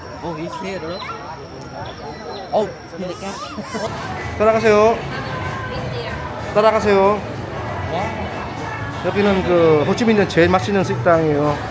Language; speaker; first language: Korean; non-native, learner; Vietnamese